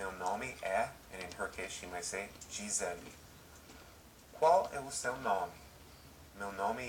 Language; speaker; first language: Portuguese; non-native, learner; English